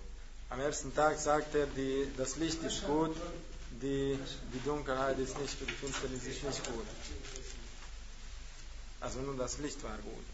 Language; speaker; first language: German; non-native, learner; Hungarian